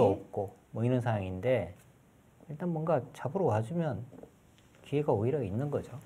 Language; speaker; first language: Korean; native; Korean